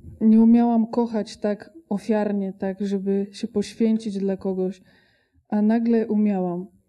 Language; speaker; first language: Polish; non-native, fluent; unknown